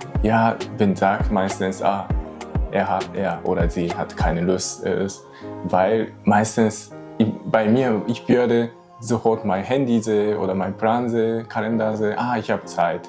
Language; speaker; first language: German; non-native, learner; Japanese